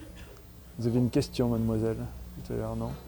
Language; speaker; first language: French; native; French